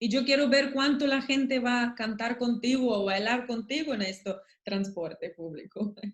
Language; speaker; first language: Spanish; non-native, learner; Russian